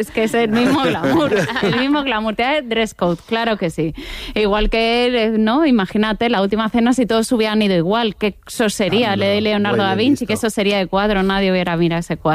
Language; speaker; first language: Spanish; native; Spanish